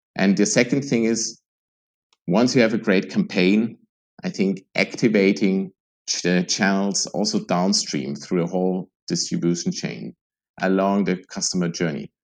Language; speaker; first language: English; non-native, fluent; German